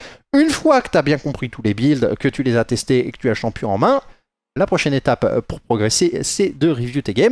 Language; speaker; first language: French; native; French